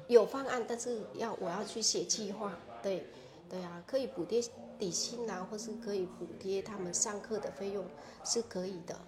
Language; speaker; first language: Chinese; non-native, fluent; Vietnamese